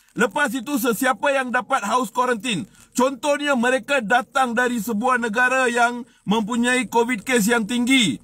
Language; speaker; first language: Malay; non-native, local second language; Tamil